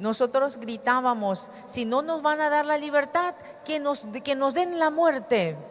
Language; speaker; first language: Spanish; native; Spanish